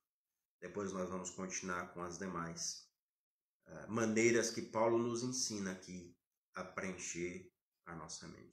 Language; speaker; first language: Portuguese; native; Portuguese